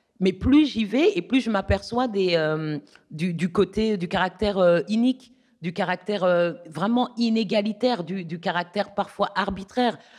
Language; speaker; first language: French; native; French